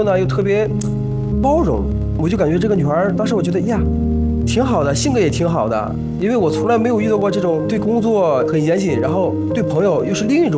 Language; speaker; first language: Chinese; native; Chinese